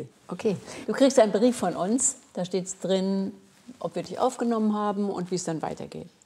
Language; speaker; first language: German; native; German